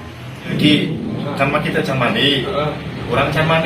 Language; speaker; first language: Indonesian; non-native, local second language; Sundanese